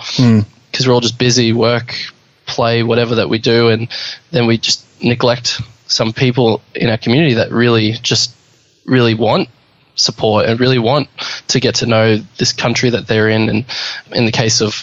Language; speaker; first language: English; native; English